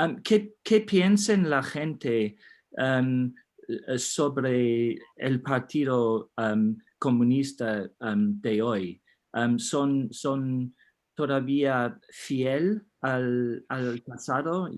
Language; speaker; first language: Spanish; non-native, learner; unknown